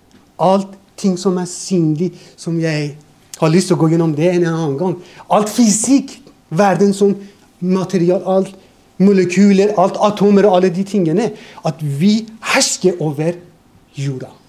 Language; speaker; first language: Norwegian; non-native, fluent; Persian